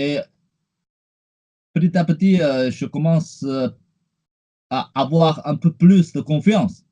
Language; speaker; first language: French; non-native, fluent; Chinese